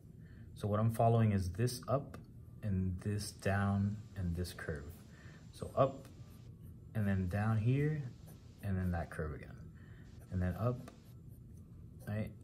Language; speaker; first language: English; native; English